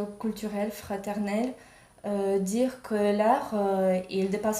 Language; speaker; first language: French; non-native, fluent; Ukrainian